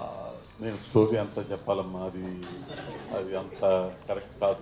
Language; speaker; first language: Telugu; native; Telugu